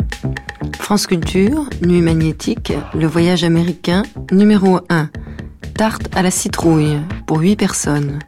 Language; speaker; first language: French; native; French